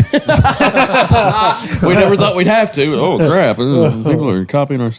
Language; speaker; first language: English; native; English